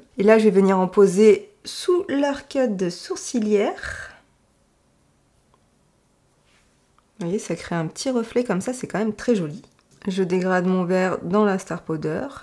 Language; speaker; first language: French; native; French